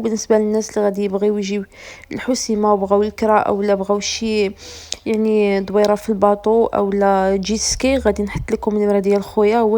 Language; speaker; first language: Arabic; native; Arabic